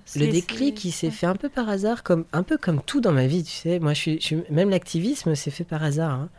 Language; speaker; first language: French; native; French